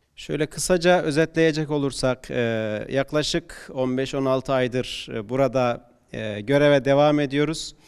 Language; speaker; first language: Turkish; native; Turkish